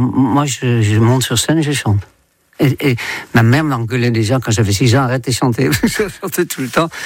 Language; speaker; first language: French; non-native, fluent; Dutch